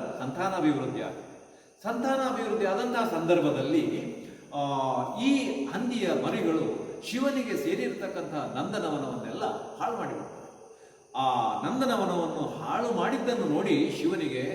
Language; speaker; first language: Kannada; non-native, local second language; Tulu